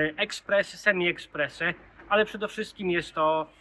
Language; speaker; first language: Polish; native; Polish